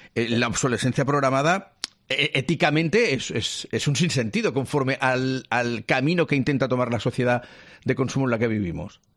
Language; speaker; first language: Spanish; native; Spanish